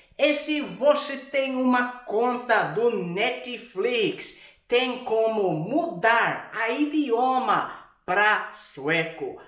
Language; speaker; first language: Portuguese; non-native, fluent; Swedish